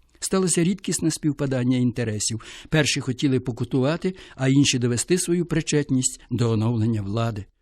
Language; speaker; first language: Ukrainian; native; Ukrainian